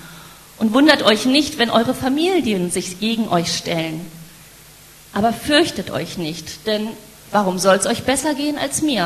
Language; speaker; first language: German; native; German